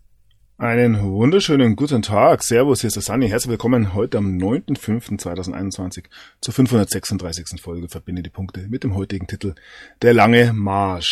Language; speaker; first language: German; native; German